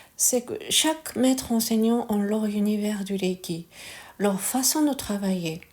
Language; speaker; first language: French; non-native, fluent; Japanese